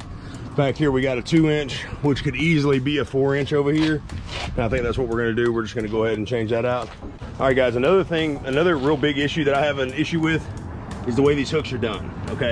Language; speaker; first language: English; native; English